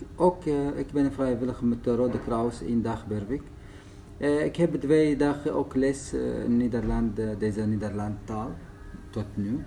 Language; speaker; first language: Dutch; non-native, learner; Arabic